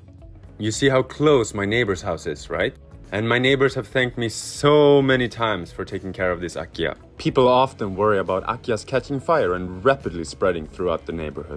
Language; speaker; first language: English; non-native, fluent; Swedish